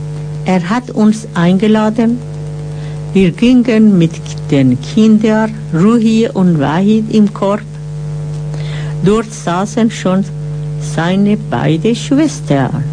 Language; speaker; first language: German; non-native, fluent; Persian